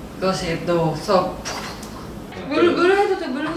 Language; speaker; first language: Korean; non-native, learner; Japanese